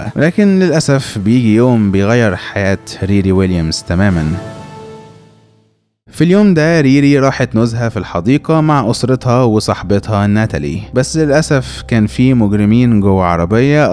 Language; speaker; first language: Arabic; native; Arabic